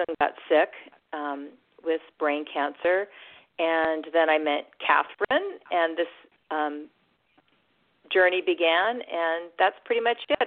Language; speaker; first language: English; native; English